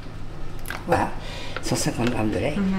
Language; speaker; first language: French; native; French